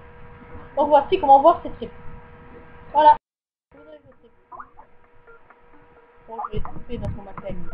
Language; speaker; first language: French; native; French